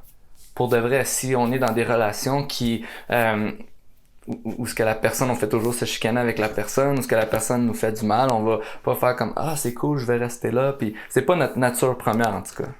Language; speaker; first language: French; native; French